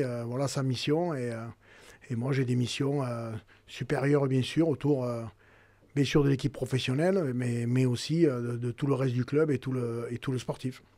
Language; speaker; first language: French; native; French